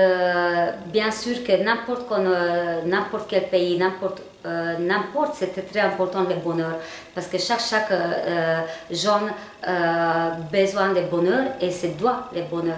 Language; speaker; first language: French; non-native, learner; Hungarian